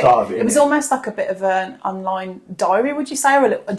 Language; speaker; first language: English; native; English